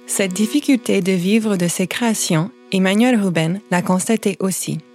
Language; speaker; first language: French; non-native, fluent; English